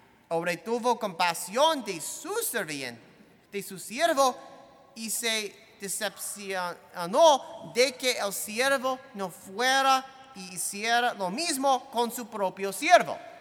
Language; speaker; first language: Spanish; non-native, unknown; English